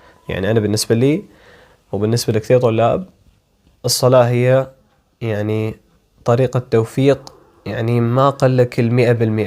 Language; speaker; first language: Arabic; native; Arabic